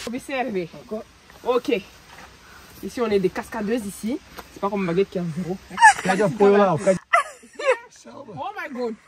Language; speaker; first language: French; native; French